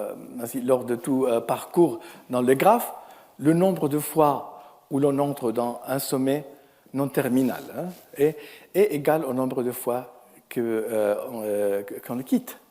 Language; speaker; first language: French; non-native, fluent; Spanish